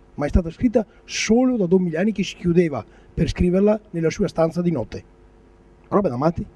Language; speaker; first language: Italian; native; Italian